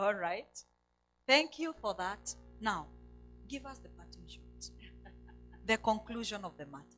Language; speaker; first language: English; non-native, local second language; Swahili